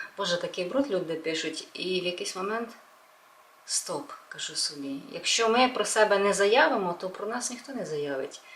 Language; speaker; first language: Ukrainian; non-native, local second language; Russian